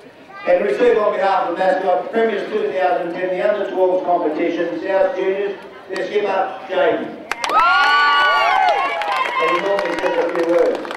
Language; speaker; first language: English; native; English